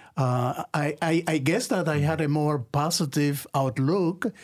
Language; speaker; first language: English; non-native, fluent; Spanish